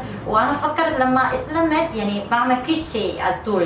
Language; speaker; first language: Arabic; non-native, learner; Korean